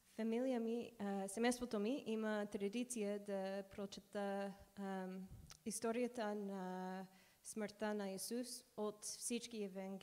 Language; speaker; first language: Bulgarian; non-native, learner; English